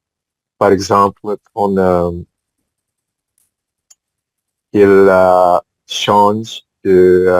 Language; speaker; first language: French; non-native, fluent; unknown